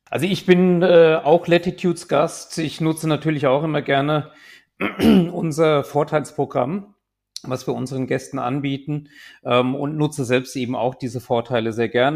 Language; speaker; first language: German; native; German